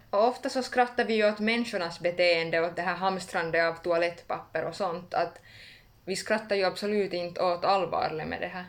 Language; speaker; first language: Swedish; native; Swedish